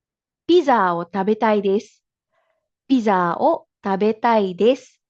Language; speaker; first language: Japanese; non-native, fluent; Filipino